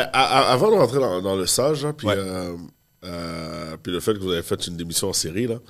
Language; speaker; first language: French; native; French